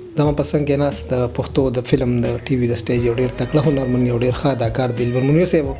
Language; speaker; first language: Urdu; non-native, local second language; Pashto